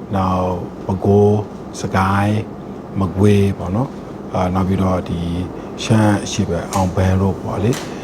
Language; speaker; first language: Burmese; native; Burmese